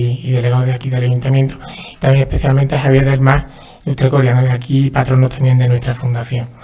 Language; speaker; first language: Spanish; native; Spanish